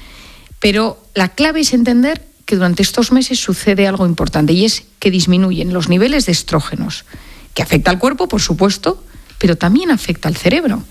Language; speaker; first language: Spanish; native; Spanish